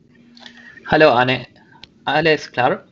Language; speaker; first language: German; non-native, learner; Spanish